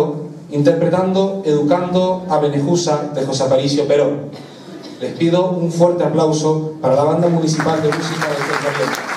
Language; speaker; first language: Spanish; native; Spanish